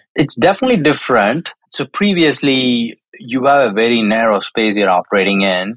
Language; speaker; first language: English; non-native, local second language; Tamil